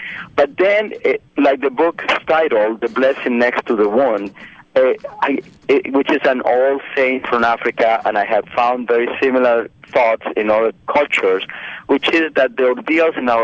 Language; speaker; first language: English; non-native, fluent; Spanish